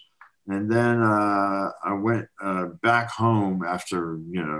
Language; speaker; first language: English; native; English